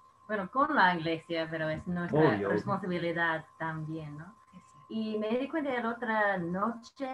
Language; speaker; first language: Spanish; non-native, fluent; English